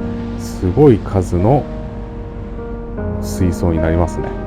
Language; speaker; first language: Japanese; native; Japanese